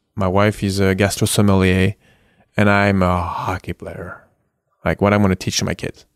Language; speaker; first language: English; non-native, fluent; French